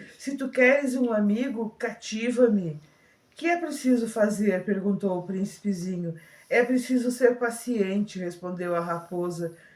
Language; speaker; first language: Portuguese; native; Portuguese